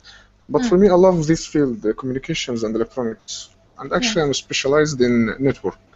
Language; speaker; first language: English; non-native, fluent; Arabic